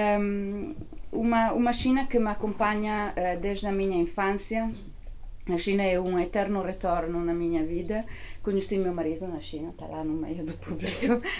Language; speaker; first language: Portuguese; non-native, fluent; Italian